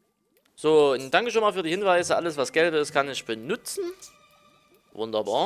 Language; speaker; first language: German; native; German